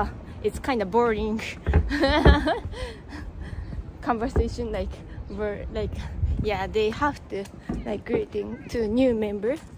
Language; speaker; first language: English; non-native, learner; Japanese